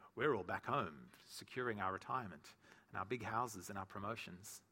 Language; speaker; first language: English; native; English